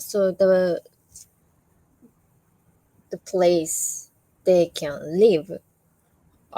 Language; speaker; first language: English; non-native, learner; Japanese